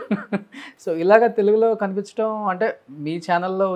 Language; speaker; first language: Telugu; native; Telugu